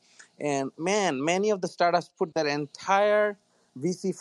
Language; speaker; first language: English; non-native, local second language; Bangla